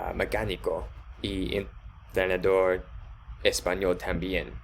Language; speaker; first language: Spanish; non-native, learner; English